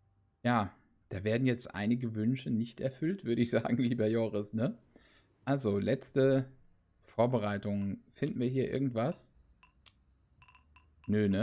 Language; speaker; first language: German; native; German